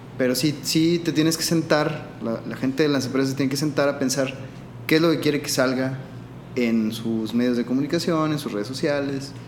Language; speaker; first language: Spanish; native; Spanish